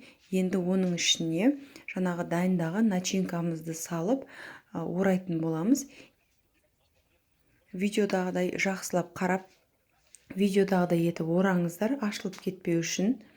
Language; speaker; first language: Kazakh; native; Kazakh